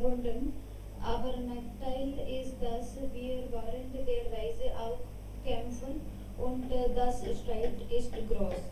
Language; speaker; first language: German; non-native, learner; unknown